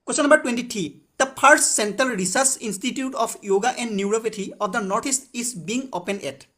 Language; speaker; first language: English; non-native, local second language; Assamese